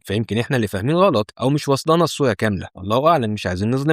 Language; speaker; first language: Arabic; native; Arabic